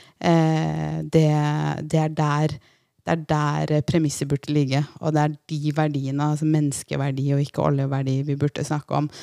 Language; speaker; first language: Norwegian; early bilingual, other home language; Persian